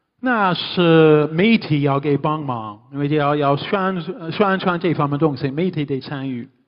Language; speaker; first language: Chinese; non-native, fluent; English